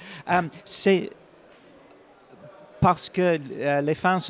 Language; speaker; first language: French; non-native, learner; English